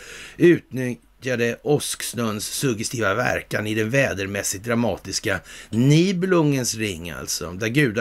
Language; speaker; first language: Swedish; native; Swedish